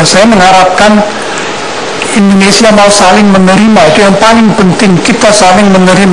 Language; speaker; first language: Indonesian; non-native, fluent; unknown